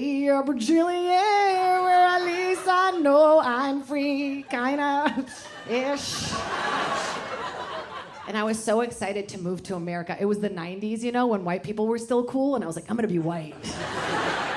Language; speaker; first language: English; early bilingual, other home language; Portuguese